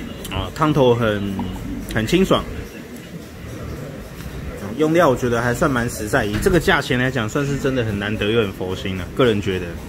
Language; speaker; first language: Chinese; native; Chinese